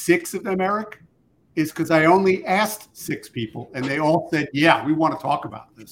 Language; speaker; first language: English; native; English